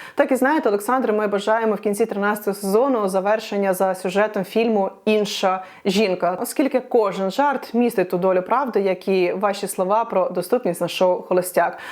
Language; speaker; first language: Ukrainian; non-native, local second language; Russian